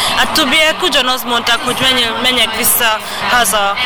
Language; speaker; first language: Hungarian; non-native, learner; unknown